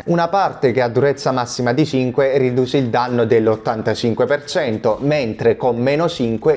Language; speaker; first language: Italian; native; Italian